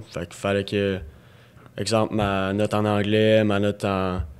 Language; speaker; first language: French; native; French